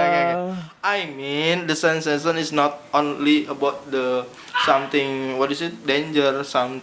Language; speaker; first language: English; non-native, learner; Indonesian